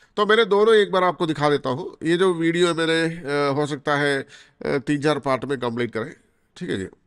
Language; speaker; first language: Hindi; non-native, local second language; Malayalam